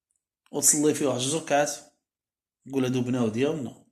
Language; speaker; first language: Arabic; native; Arabic